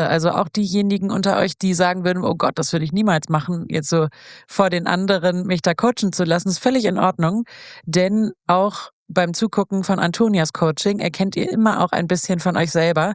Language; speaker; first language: German; native; German